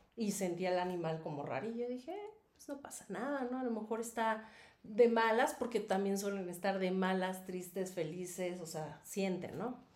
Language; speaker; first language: Spanish; native; Spanish